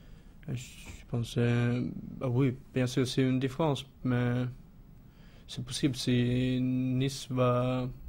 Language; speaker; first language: French; non-native, learner; Swedish